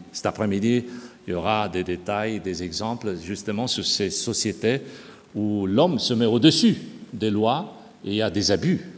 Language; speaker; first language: French; non-native, fluent; Romanian